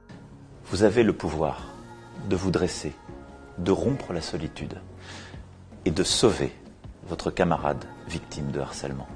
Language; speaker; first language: French; native; French